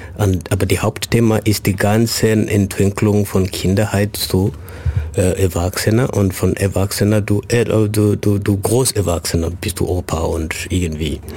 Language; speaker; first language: German; non-native, fluent; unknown